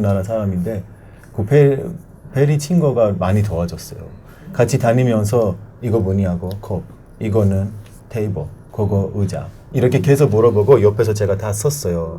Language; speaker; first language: Korean; non-native, learner; Persian